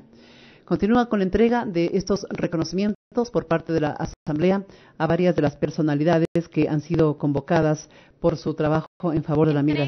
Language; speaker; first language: Spanish; native; Spanish